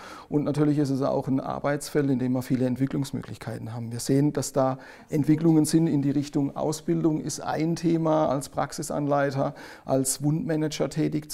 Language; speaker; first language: German; native; German